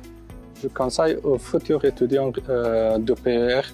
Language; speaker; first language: French; non-native, fluent; Persian